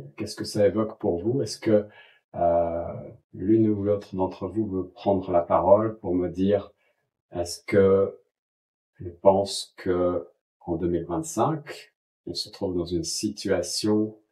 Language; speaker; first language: French; native; French